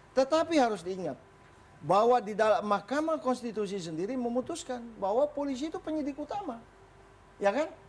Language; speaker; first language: Indonesian; native; Indonesian